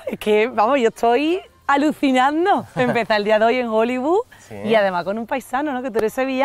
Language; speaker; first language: Spanish; native; Spanish